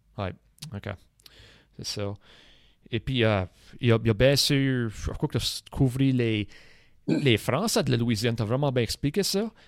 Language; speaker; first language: French; non-native, local second language; English